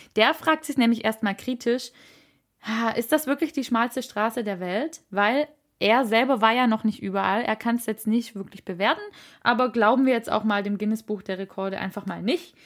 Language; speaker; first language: German; native; German